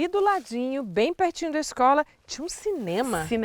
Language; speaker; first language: Portuguese; native; Portuguese